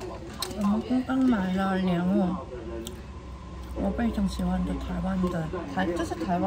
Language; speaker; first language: Chinese; non-native, learner; Korean